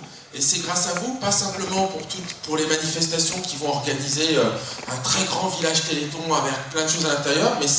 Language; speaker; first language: French; native; French